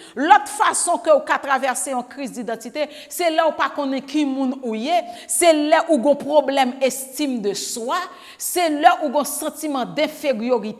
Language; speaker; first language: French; non-native, learner; Haitian Creole